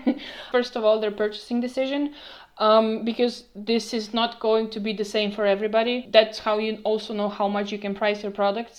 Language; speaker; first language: English; non-native, fluent; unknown